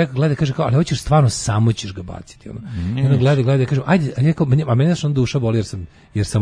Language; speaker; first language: Serbian; native; Serbian